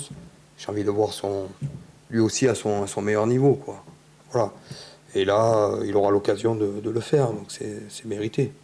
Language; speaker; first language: French; native; French